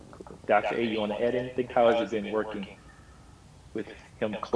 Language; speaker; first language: English; native; English